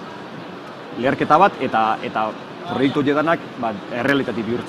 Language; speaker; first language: Basque; native; Basque